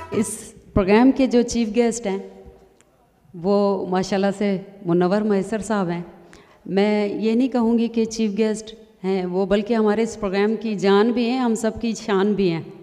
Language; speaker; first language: Urdu; non-native, local second language; Sindhi